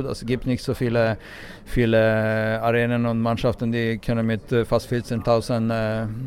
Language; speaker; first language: German; non-native, fluent; Swedish